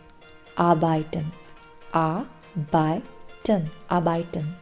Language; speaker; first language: German; non-native, fluent; Punjabi